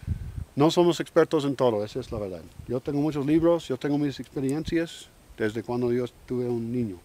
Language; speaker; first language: Spanish; non-native, learner; English